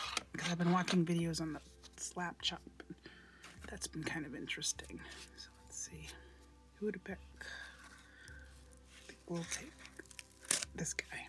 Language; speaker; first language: English; native; English